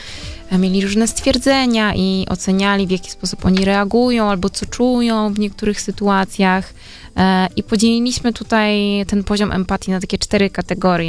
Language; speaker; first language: Polish; native; Polish